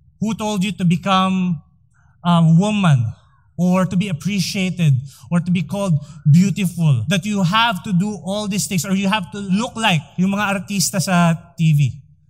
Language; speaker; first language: English; non-native, local second language; Filipino